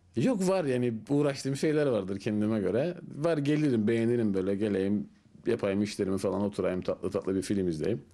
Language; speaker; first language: Turkish; native; Turkish